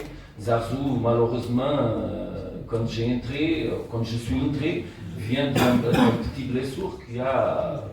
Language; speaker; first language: French; non-native, learner; Portuguese